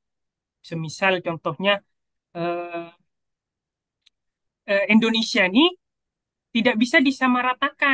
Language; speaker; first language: Indonesian; native; Indonesian